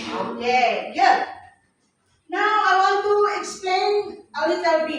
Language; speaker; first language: English; non-native, fluent; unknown